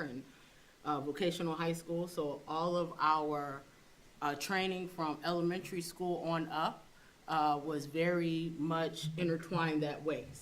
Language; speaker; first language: English; native; English